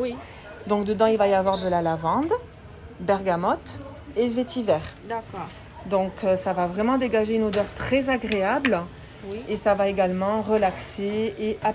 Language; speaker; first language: French; native; French